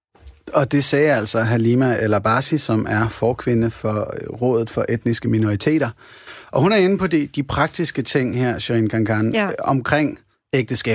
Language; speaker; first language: Danish; native; Danish